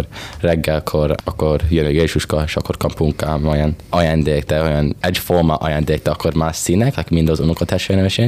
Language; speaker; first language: Hungarian; early bilingual, heritage; English